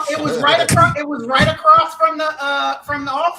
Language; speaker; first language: English; native; English